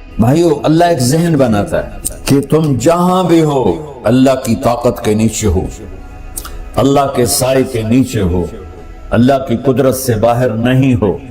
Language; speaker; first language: Urdu; non-native, local second language; Punjabi